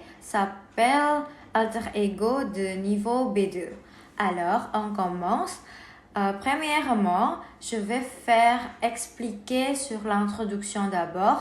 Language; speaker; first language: French; non-native, learner; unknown